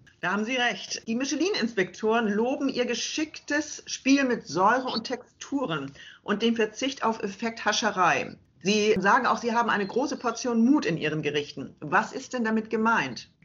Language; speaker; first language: German; native; German